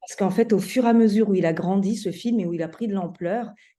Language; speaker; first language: French; native; French